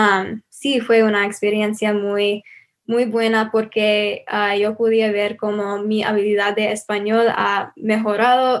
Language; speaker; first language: Spanish; non-native, learner; English